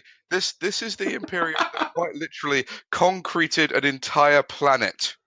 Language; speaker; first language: English; native; English